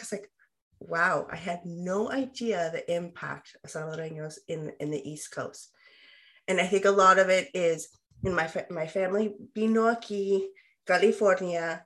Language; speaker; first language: English; early bilingual, other home language; Spanish